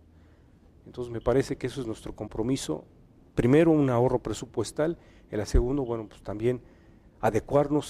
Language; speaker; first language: Spanish; native; Spanish